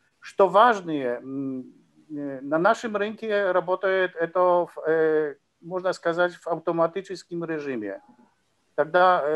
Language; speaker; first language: Russian; non-native, learner; Polish